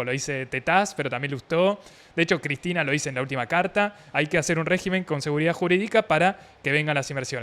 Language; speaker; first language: Spanish; native; Spanish